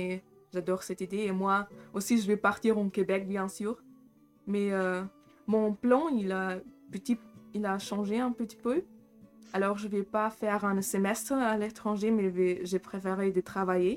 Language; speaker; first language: French; non-native, fluent; German